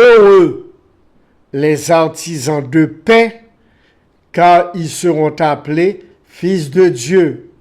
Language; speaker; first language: French; non-native, local second language; Haitian Creole